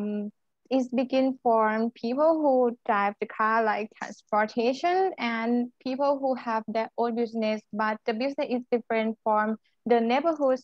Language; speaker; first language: English; non-native, learner; Thai